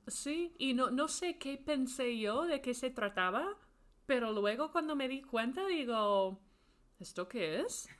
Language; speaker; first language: Spanish; non-native, fluent; English